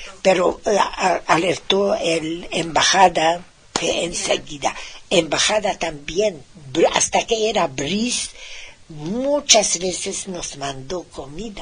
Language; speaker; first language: Spanish; non-native, fluent; Hungarian